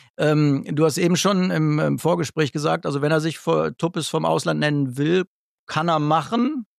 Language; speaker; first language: German; native; German